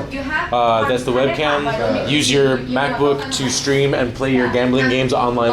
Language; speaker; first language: English; native; English